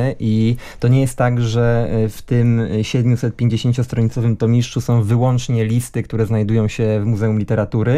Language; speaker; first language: Polish; native; Polish